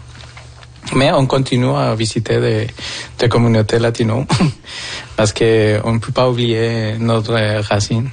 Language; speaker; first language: French; non-native, fluent; Spanish